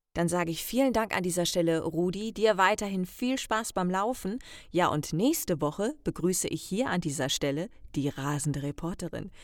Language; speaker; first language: German; native; German